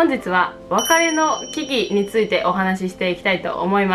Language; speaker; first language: Japanese; native; Japanese